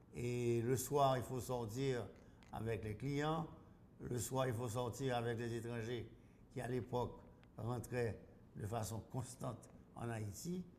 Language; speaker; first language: French; non-native, local second language; Haitian Creole